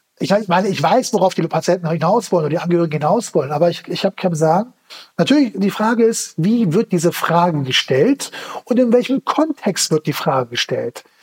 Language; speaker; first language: German; early bilingual, other home language; Turkish